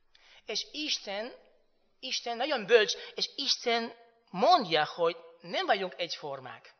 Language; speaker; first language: Hungarian; non-native, fluent; Spanish